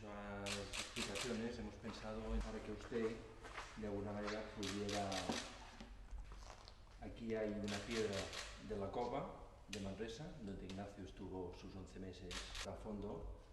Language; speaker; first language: Spanish; non-native, local second language; Catalan